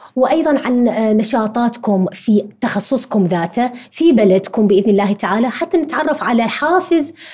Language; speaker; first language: Arabic; native; Arabic